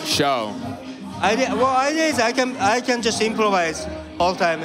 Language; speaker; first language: English; non-native, learner; Japanese